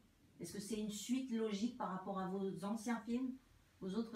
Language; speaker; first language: French; native; French